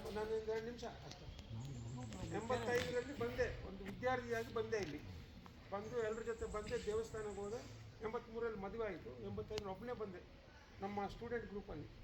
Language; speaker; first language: Kannada; native; Kannada